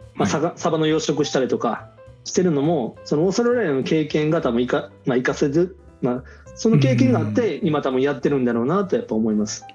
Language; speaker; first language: Japanese; native; Japanese